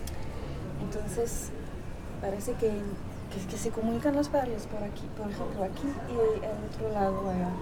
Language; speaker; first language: Spanish; non-native, fluent; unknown